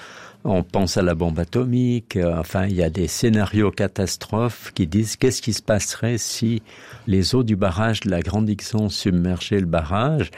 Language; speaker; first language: French; native; French